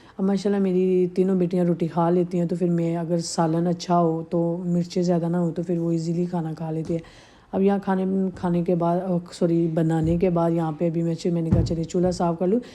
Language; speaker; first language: Urdu; native; Urdu